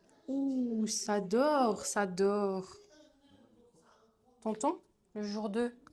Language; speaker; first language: French; native; French